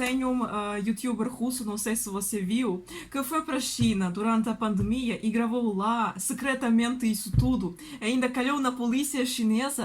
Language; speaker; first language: Portuguese; non-native, fluent; Russian